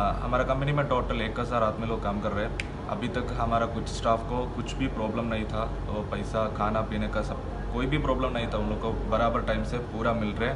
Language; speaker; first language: Hindi; non-native, learner; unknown